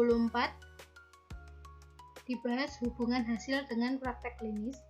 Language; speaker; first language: Indonesian; native; Indonesian